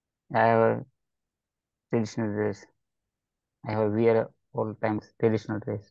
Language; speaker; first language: English; non-native, learner; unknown